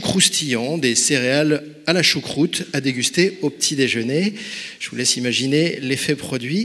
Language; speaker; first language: French; native; French